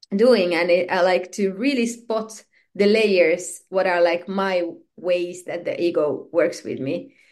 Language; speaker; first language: English; non-native, fluent; Finnish